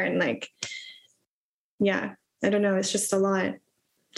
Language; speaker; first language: English; native; English